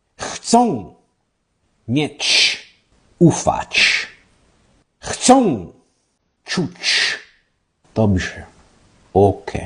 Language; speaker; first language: Polish; non-native, learner; English